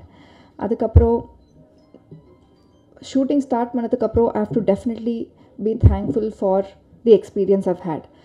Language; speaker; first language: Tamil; non-native, learner; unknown